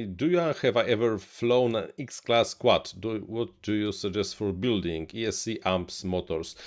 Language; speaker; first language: English; non-native, fluent; Polish